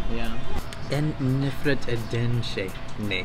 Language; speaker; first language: Turkish; non-native, learner; English